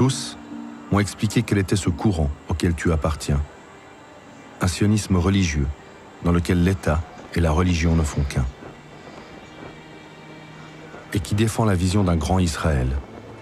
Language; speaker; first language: French; early bilingual, other home language; Arabic